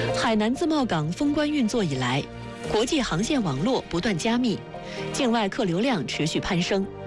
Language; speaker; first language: Chinese; native; Chinese